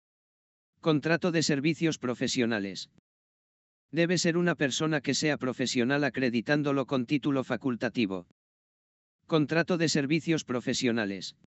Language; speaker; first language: Spanish; native; Spanish